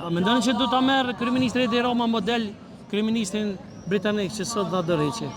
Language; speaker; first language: Albanian; native; Albanian